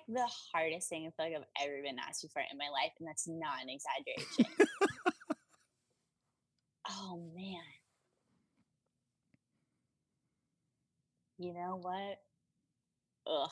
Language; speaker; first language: English; native; English